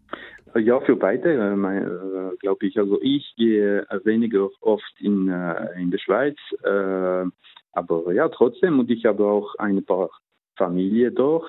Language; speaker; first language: German; non-native, local second language; French